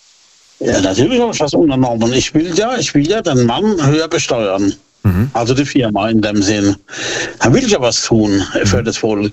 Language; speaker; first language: German; native; German